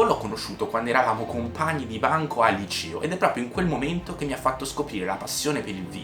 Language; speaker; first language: Italian; native; Italian